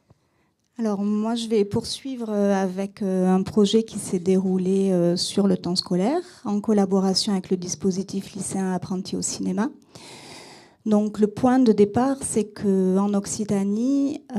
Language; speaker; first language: French; native; French